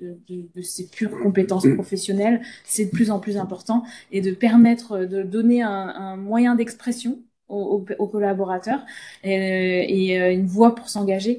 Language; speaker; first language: French; native; French